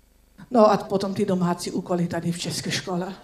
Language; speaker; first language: Czech; non-native, learner; Dutch